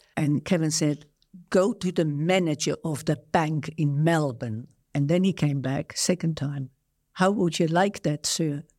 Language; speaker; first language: English; non-native, fluent; Dutch